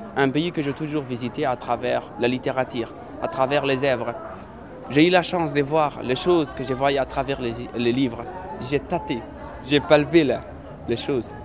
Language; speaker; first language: French; non-native, local second language; Somali